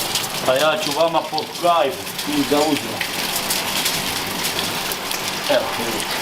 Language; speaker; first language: Bosnian; native; Bosnian